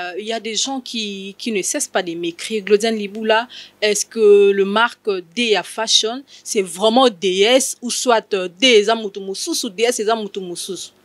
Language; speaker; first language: French; non-native, local second language; Lingala